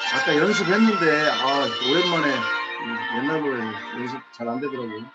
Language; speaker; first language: Korean; native; Korean